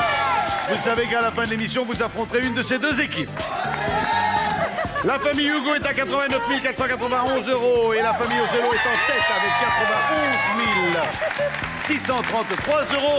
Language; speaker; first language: French; native; French